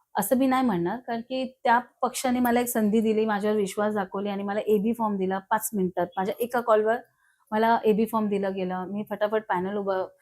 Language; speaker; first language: Marathi; non-native, local second language; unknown